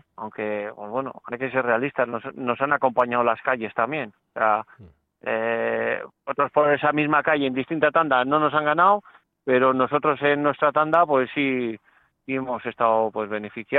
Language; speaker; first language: Spanish; native; Spanish